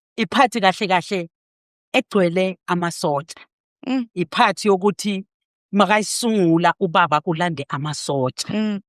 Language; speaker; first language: Zulu; native; Zulu